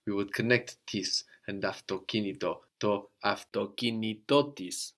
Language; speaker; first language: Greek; non-native, fluent; English